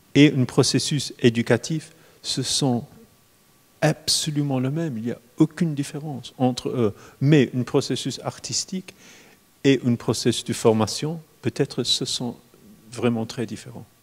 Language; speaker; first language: French; non-native, fluent; English